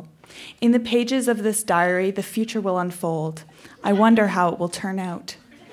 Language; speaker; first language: English; native; English